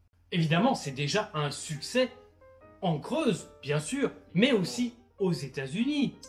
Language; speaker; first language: French; native; French